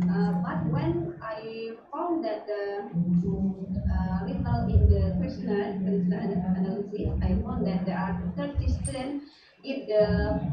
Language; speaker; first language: English; non-native, learner; Indonesian